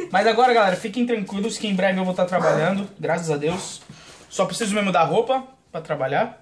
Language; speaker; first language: Portuguese; native; Portuguese